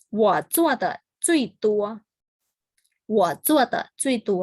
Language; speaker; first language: Chinese; non-native, fluent; Thai